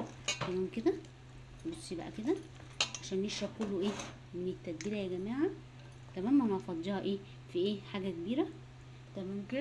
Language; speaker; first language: Arabic; native; Arabic